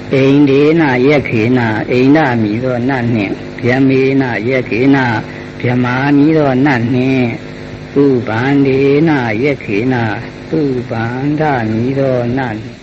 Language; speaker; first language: Burmese; native; Burmese